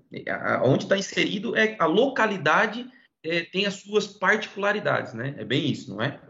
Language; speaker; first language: Portuguese; native; Portuguese